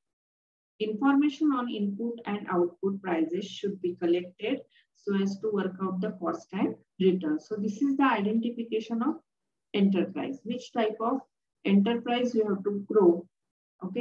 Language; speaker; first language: English; non-native, local second language; Marathi